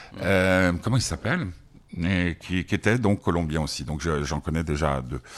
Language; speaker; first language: French; native; French